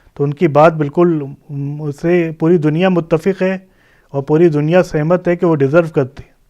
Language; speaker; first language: Urdu; native; Urdu